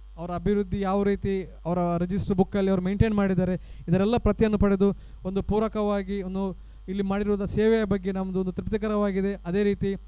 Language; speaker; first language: Kannada; native; Kannada